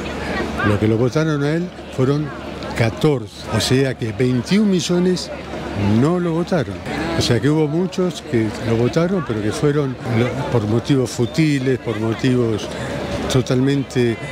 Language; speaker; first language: Spanish; native; Spanish